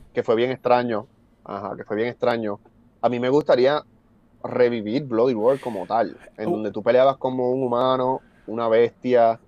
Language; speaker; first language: Spanish; native; Spanish